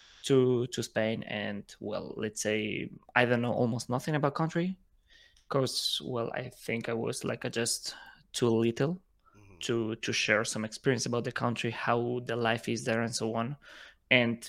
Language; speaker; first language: English; non-native, fluent; Spanish